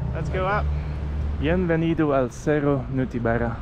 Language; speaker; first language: Spanish; non-native, learner; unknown